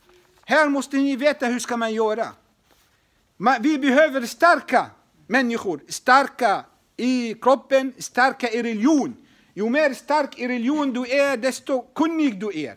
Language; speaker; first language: Swedish; non-native, fluent; Arabic